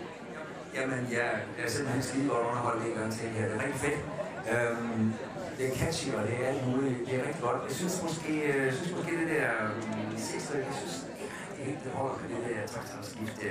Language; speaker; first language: Danish; native; Danish